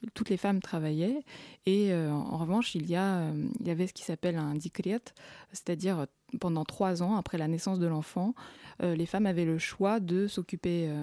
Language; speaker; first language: French; early bilingual, other home language; Russian